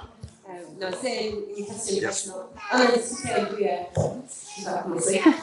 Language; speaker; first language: French; non-native, learner; English